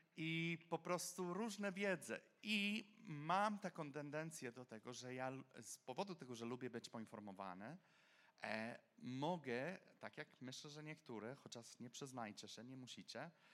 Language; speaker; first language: Polish; non-native, fluent; English